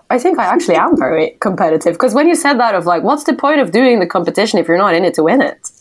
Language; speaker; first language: English; non-native, fluent; Norwegian